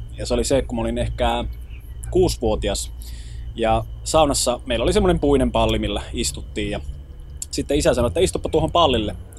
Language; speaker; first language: Finnish; early bilingual, other home language; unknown